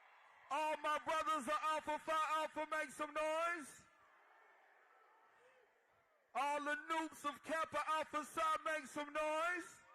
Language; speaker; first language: English; native; English